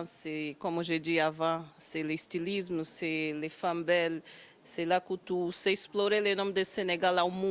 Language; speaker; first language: French; non-native, learner; Portuguese